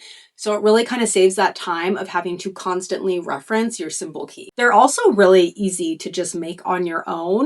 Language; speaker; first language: English; native; English